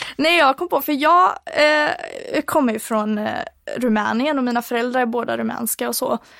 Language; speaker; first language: Swedish; early bilingual, other home language; Romanian